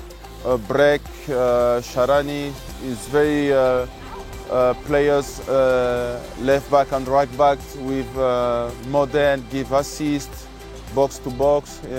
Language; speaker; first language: English; non-native, learner; French